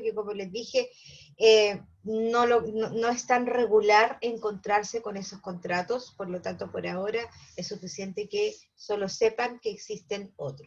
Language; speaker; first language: Spanish; native; Spanish